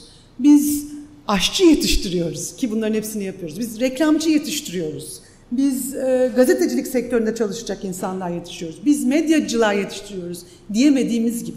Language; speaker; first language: Turkish; native; Turkish